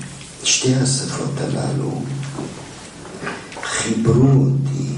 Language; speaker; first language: Hebrew; non-native, fluent; German